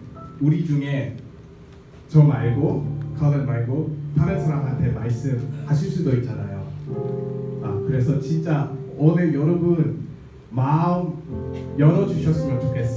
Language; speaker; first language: Korean; non-native, fluent; English